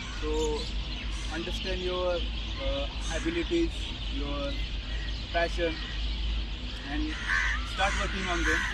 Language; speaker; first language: English; non-native, learner; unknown